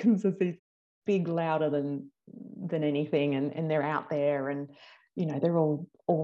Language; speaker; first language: English; native; English